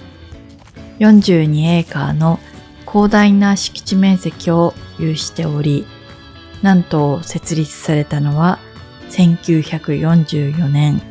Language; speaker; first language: Japanese; native; Japanese